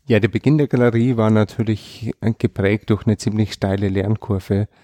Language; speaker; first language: German; native; German